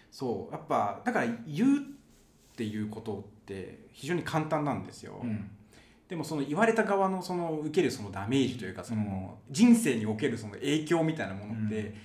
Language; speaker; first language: Japanese; native; Japanese